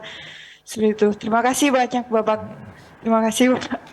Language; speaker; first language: Indonesian; native; Indonesian